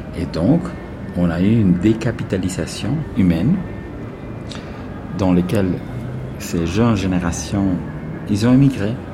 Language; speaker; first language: French; non-native, fluent; Spanish